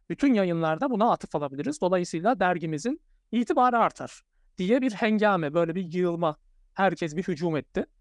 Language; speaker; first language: Turkish; native; Turkish